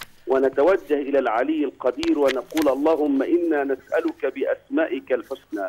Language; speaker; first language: Arabic; native; Arabic